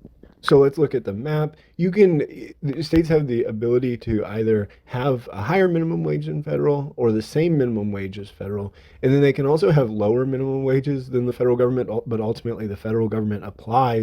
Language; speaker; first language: English; native; English